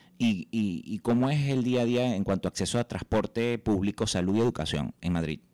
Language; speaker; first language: Spanish; native; Spanish